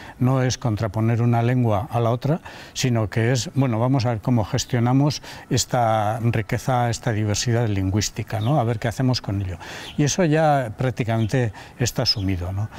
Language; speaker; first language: Spanish; native; Spanish